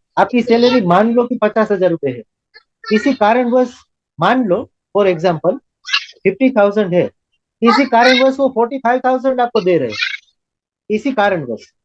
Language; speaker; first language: Hindi; non-native, local second language; Gujarati